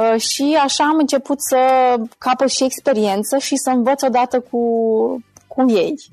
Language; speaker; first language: Romanian; native; Romanian